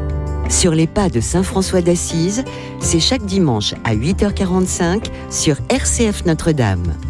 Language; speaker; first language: French; native; French